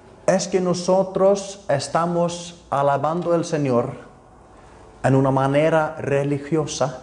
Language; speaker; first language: Spanish; non-native, fluent; Icelandic